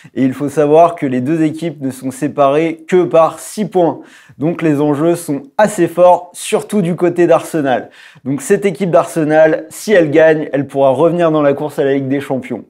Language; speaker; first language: French; native; French